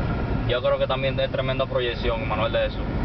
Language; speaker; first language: Spanish; native; Spanish